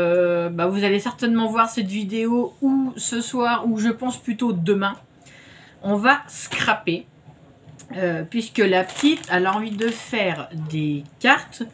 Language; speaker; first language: French; native; French